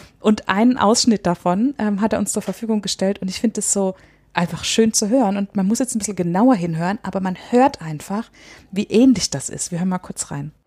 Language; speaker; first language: German; native; German